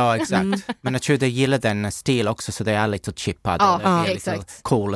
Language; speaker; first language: Swedish; non-native, learner; English